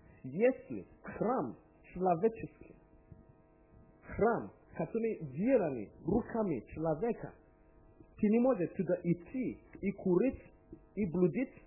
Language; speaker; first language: Russian; non-native, learner; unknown